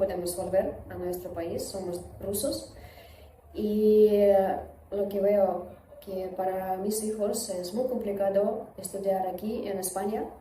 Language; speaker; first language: Spanish; non-native, learner; Russian